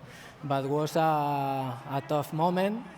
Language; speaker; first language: English; non-native, fluent; Spanish